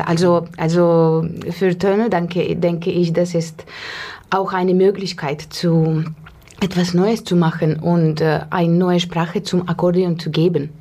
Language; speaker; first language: German; non-native, fluent; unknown